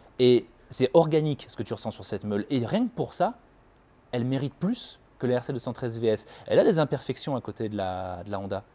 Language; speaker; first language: French; native; French